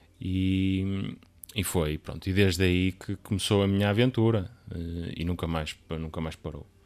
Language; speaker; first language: Portuguese; native; Portuguese